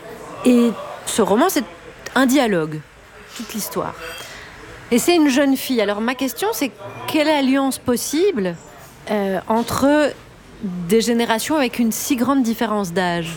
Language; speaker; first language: French; native; French